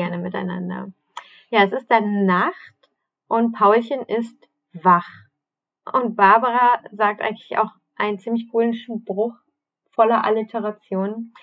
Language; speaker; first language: German; native; German